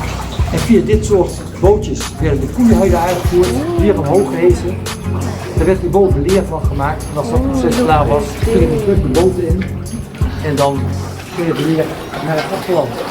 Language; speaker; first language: Dutch; native; Dutch